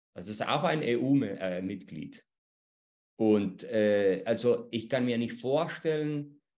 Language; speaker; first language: German; non-native, fluent; Spanish